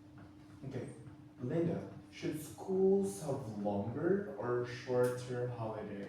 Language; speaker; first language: English; non-native, fluent; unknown